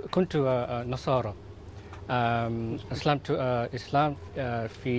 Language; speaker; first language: Arabic; non-native, learner; Filipino